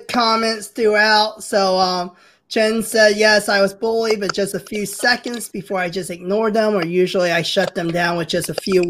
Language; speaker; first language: English; early bilingual, other home language; Cantonese